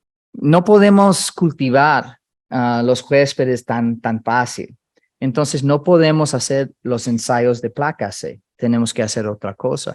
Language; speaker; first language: Spanish; non-native, fluent; English